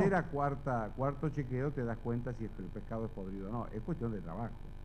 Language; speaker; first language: Spanish; native; Spanish